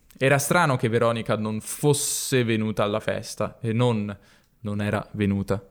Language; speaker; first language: Italian; native; Italian